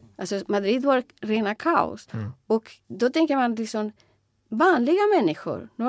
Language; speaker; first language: Swedish; non-native, fluent; Spanish